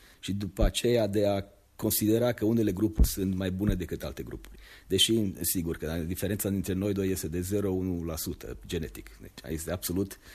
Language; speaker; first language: Romanian; native; Romanian